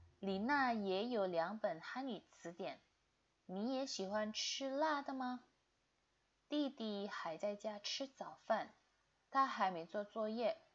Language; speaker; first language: Chinese; non-native, fluent; Indonesian